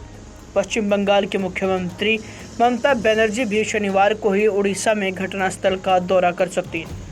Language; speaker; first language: Hindi; native; Hindi